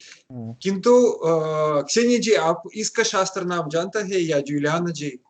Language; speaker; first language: Hindi; non-native, learner; Russian